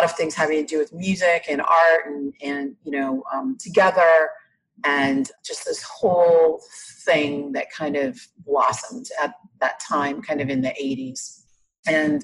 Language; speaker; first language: English; native; English